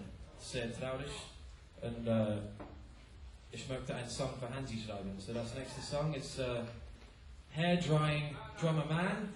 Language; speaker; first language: German; non-native, learner; English